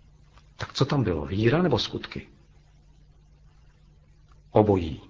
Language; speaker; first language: Czech; native; Czech